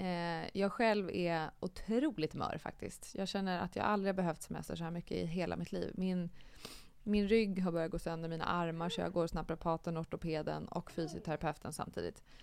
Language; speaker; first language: Swedish; native; Swedish